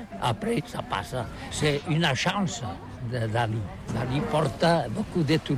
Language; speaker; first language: French; non-native, learner; Catalan